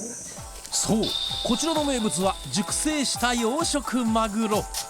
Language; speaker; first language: Japanese; native; Japanese